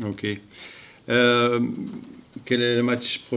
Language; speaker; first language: French; non-native, local second language; Dutch